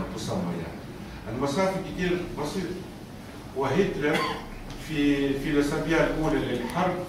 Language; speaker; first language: Arabic; non-native, fluent; Russian